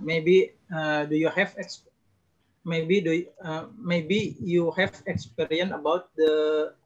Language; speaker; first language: English; non-native, learner; Indonesian